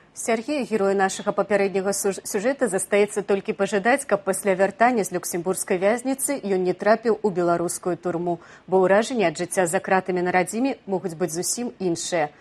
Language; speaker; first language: Belarusian; native; Belarusian